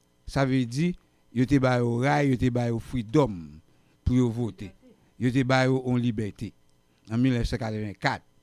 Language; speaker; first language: French; native; French